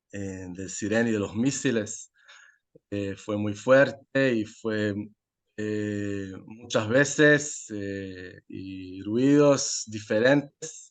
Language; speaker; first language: Spanish; non-native, fluent; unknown